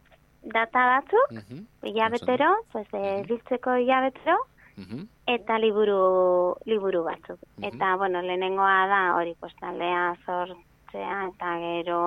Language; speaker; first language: Basque; non-native, learner; Spanish